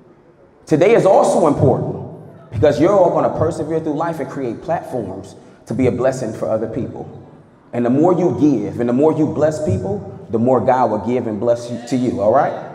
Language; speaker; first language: English; native; English